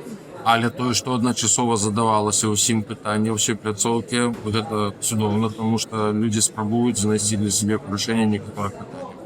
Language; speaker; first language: Belarusian; non-native, local second language; Russian